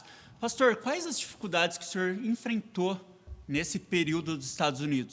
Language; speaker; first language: Portuguese; native; Portuguese